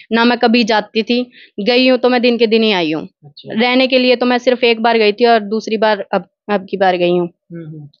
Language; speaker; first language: Hindi; non-native, local second language; Haryanvi